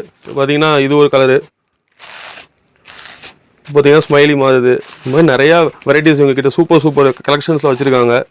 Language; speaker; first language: Tamil; native; Tamil